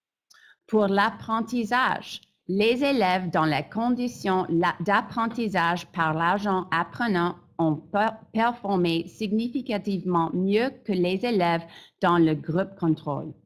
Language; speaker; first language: French; non-native, fluent; English